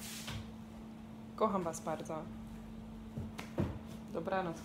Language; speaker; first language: Polish; early bilingual, heritage; Polish